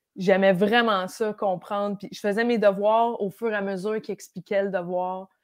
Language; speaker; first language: French; native; French